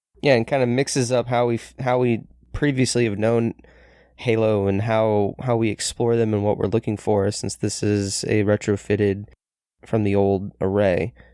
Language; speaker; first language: English; native; English